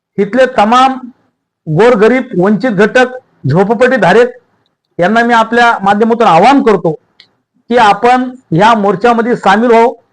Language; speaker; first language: Marathi; native; Marathi